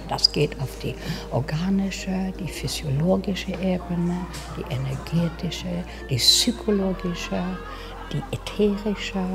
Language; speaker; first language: German; non-native, fluent; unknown